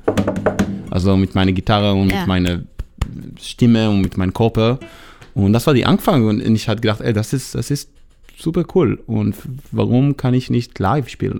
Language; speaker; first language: German; non-native, learner; Hebrew